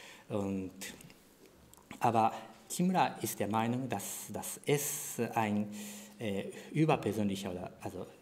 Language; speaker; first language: German; non-native, fluent; Japanese